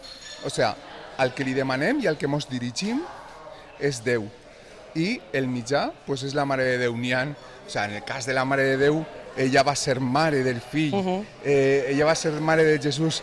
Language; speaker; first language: Catalan; native; Catalan